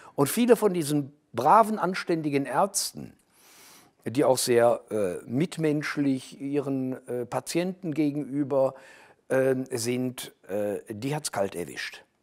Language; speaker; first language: German; native; German